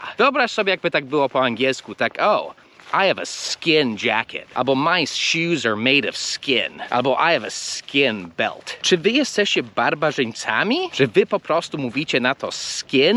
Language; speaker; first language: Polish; early bilingual, heritage; English